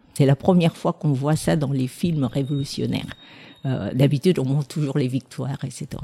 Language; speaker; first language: French; non-native, fluent; Vietnamese